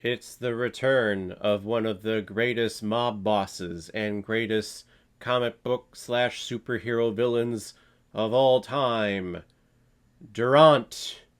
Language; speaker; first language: English; native; English